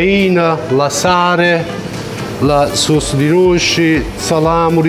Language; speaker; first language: Romanian; non-native, learner; Italian